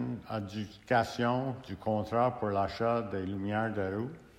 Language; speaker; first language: French; native; French